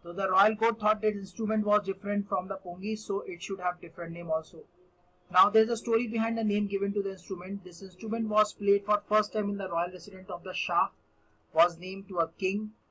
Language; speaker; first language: English; non-native, local second language; Hindi